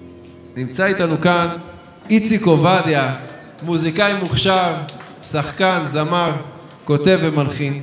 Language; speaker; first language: Hebrew; native; Hebrew